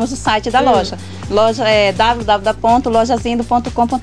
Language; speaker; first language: Portuguese; native; Portuguese